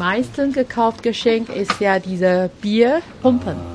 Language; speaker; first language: German; non-native, learner; Chinese